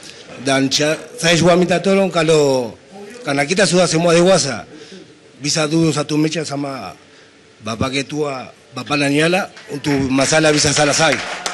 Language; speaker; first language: Indonesian; non-native, fluent; Spanish